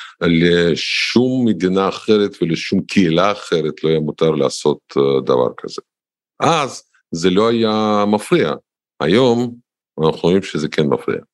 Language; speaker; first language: Hebrew; non-native, fluent; Russian